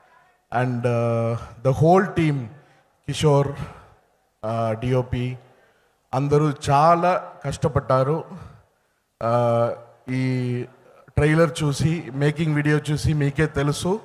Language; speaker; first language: Telugu; non-native, learner; Tamil